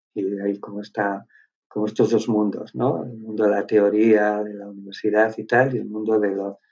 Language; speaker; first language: Spanish; native; Spanish